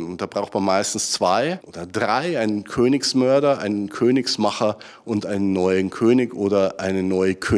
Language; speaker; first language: German; native; German